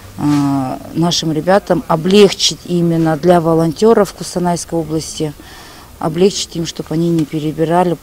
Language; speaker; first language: Russian; native; Russian